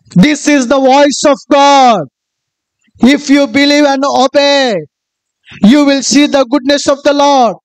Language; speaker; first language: English; non-native, local second language; Kannada